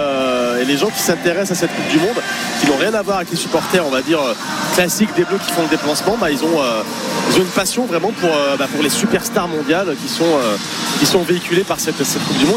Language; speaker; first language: French; native; French